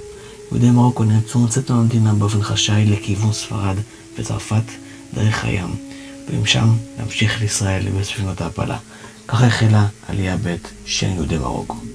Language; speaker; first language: Hebrew; native; Hebrew